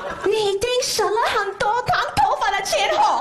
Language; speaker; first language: Chinese; non-native, fluent; English